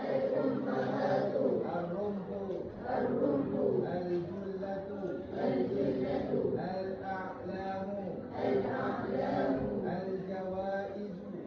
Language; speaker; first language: Arabic; non-native, fluent; Malay